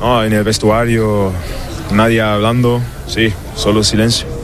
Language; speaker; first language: Spanish; non-native, learner; German